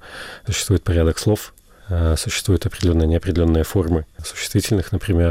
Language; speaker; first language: Russian; native; Russian